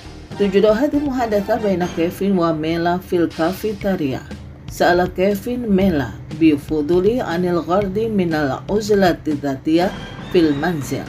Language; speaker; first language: Arabic; non-native, fluent; Indonesian